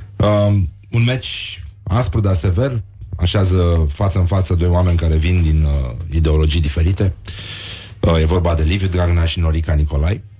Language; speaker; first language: Romanian; native; Romanian